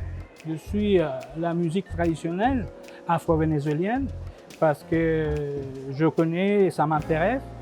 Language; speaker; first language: French; non-native, fluent; Spanish